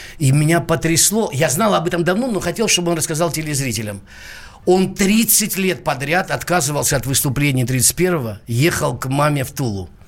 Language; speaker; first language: Russian; non-native, local second language; Georgian